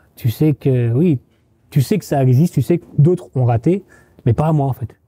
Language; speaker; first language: French; native; French